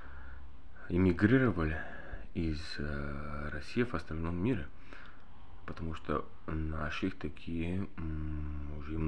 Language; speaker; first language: Russian; non-native, learner; Bulgarian